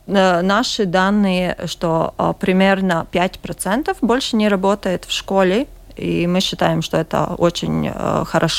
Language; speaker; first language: Russian; non-native, local second language; Latvian